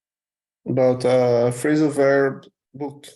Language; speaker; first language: English; non-native, learner; Portuguese